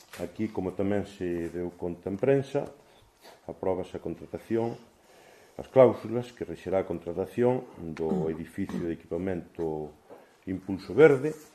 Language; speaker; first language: Galician; native; Galician